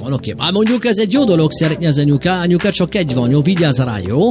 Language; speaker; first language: Hungarian; native; Hungarian